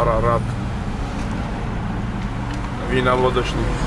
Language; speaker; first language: Russian; non-native, learner; Armenian